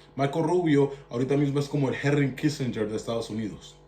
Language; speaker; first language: Spanish; early bilingual, heritage; Spanish